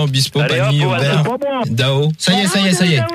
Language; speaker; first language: French; native; French